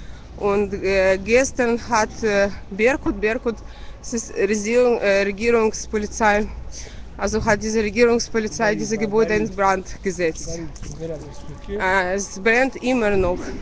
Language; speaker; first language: German; non-native, fluent; Russian